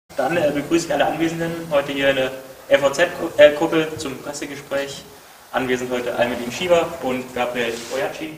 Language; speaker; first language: German; native; German